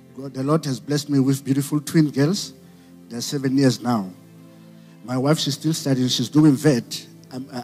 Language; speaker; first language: English; non-native, local second language; Southern Sotho